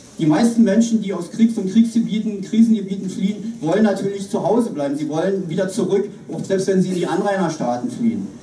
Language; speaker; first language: German; native; German